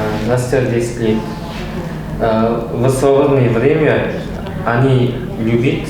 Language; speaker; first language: Russian; non-native, local second language; Kazakh